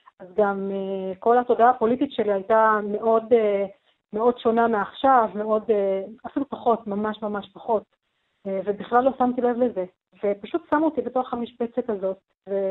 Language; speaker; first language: Hebrew; non-native, local second language; Arabic